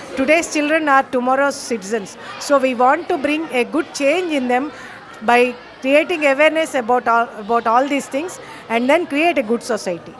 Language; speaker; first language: English; non-native, local second language; Telugu